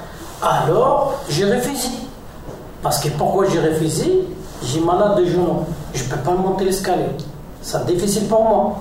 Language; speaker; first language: French; non-native, learner; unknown